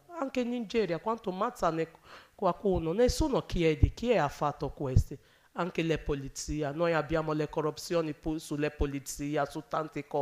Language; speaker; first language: Italian; non-native, learner; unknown